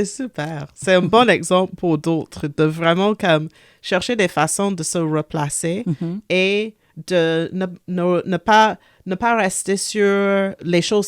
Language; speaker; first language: French; non-native, local second language; English